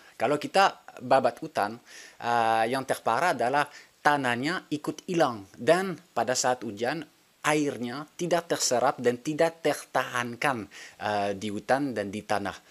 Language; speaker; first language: Indonesian; non-native, fluent; French